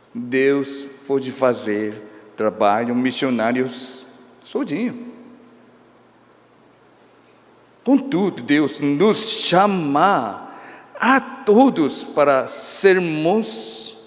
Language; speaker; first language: Portuguese; non-native, fluent; Korean